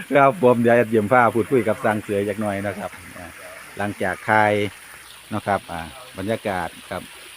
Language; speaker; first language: Thai; native; Thai